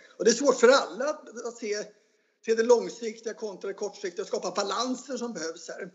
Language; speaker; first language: Swedish; native; Swedish